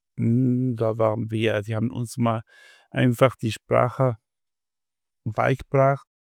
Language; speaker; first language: German; non-native, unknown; Arabic